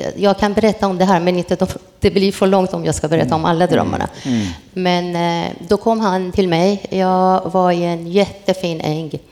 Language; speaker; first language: Swedish; non-native, fluent; Persian